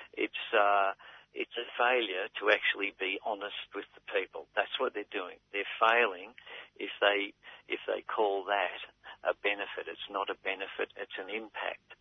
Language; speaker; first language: English; native; English